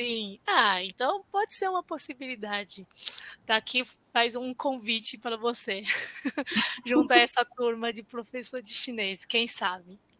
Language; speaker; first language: Portuguese; non-native, fluent; Chinese